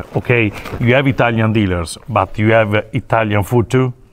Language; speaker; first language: English; non-native, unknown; Italian